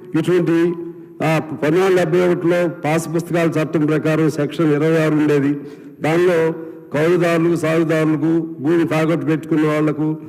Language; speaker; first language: Telugu; native; Telugu